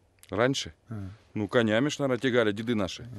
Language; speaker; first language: Russian; native; Russian